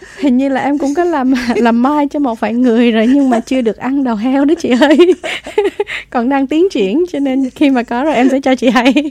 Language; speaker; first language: Vietnamese; early bilingual, heritage; Vietnamese